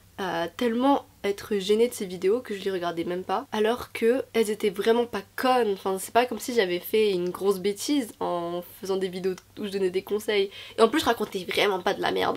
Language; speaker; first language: French; native; French